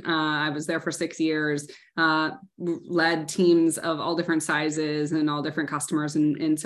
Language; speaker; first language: English; native; English